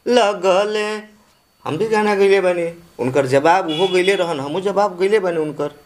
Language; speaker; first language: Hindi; native; Hindi